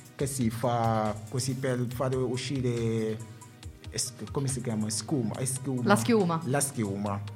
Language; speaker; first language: Italian; non-native, learner; Wolof